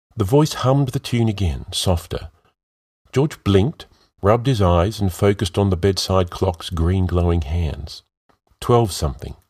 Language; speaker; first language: English; native; English